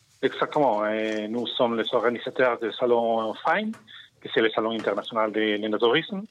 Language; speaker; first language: French; non-native, learner; Spanish